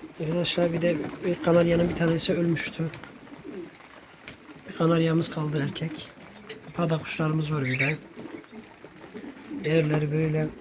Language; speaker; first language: Turkish; native; Turkish